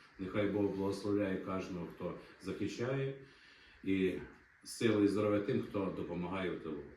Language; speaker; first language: Ukrainian; native; Ukrainian